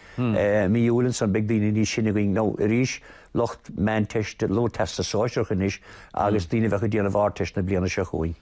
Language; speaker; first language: Irish; native; Irish